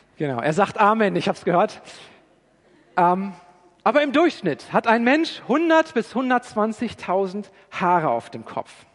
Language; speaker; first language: German; native; German